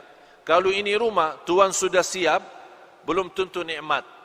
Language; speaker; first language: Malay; non-native, fluent; Arabic